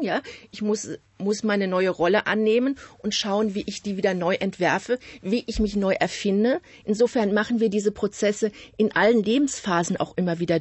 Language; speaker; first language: German; native; German